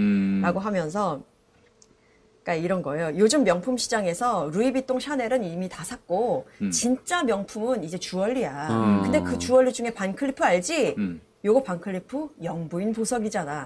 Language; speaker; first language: Korean; native; Korean